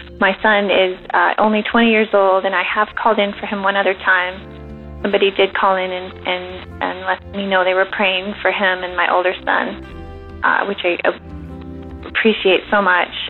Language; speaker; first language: English; native; English